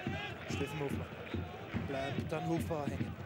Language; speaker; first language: German; native; German